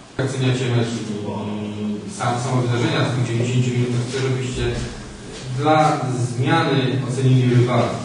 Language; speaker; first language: Polish; native; Polish